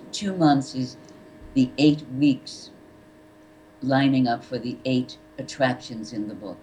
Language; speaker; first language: English; native; English